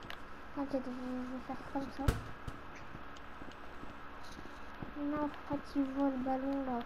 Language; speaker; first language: French; native; French